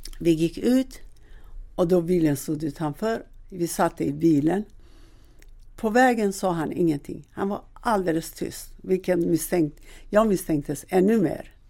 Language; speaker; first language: Swedish; non-native, fluent; Persian